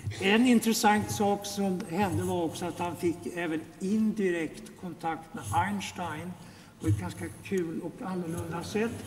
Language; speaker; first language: Swedish; native; Swedish